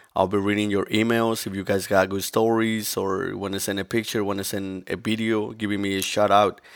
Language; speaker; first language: English; early bilingual, other home language; Spanish